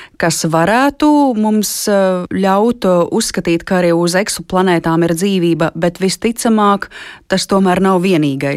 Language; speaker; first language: Latvian; native; Latvian